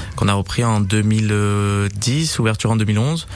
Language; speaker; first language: French; native; French